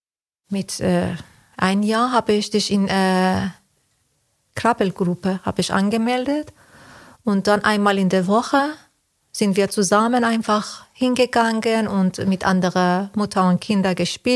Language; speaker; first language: German; non-native, fluent; Persian